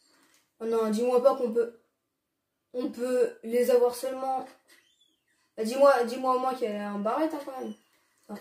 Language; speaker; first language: French; native; French